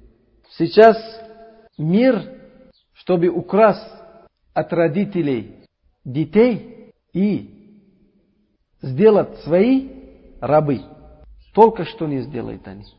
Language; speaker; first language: Russian; non-native, learner; Uzbek